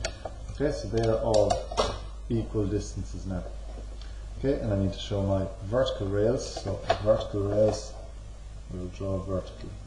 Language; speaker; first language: English; native; English